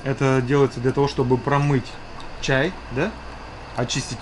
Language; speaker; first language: Russian; native; Russian